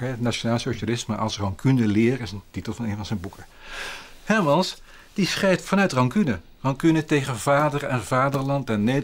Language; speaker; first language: Dutch; native; Dutch